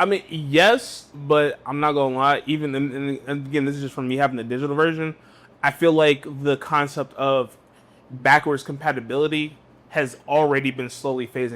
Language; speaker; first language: English; native; English